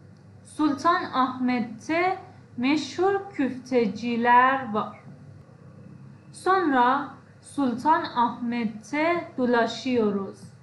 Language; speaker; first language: Turkish; non-native, fluent; Persian